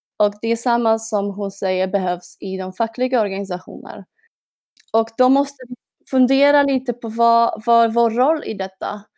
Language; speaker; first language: Swedish; non-native, fluent; Polish